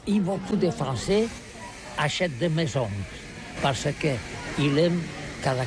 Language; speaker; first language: French; non-native, learner; Catalan